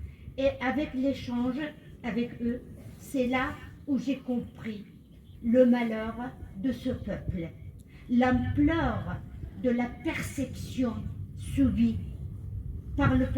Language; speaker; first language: French; non-native, fluent; Arabic